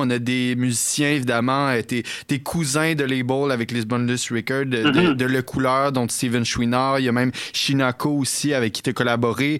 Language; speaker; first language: French; native; French